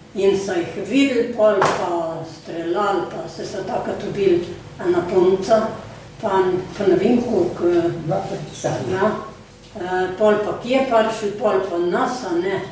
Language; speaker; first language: Slovenian; native; Slovenian